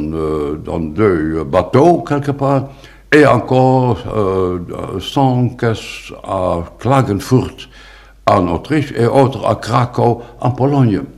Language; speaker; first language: French; non-native, fluent; Dutch